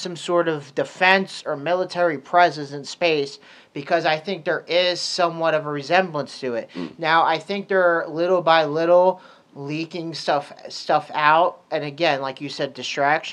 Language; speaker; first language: English; native; English